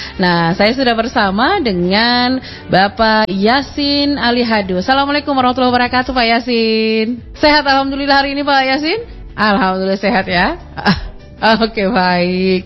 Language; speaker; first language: Indonesian; native; Indonesian